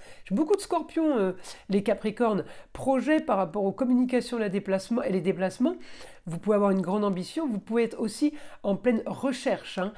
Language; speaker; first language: French; native; French